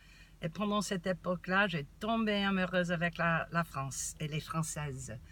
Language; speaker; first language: French; non-native, learner; English